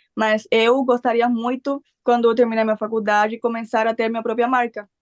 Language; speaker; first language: Portuguese; non-native, fluent; Spanish